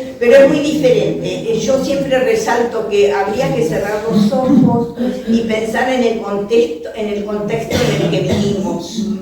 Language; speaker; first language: Spanish; early bilingual, other home language; French